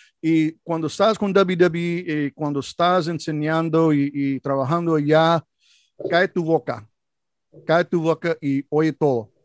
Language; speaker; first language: Spanish; non-native, learner; English